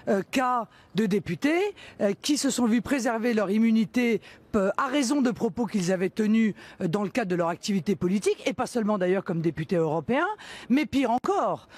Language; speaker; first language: French; native; French